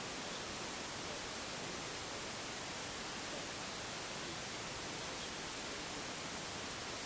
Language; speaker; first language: Russian; native; Russian